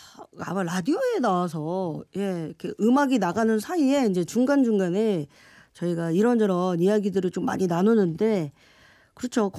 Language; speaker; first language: Korean; native; Korean